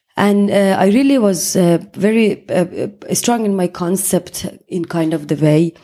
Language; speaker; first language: English; non-native, fluent; Persian